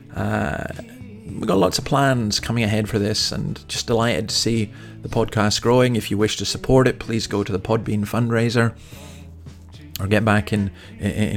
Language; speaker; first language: English; native; English